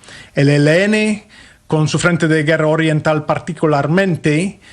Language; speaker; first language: Spanish; non-native, fluent; English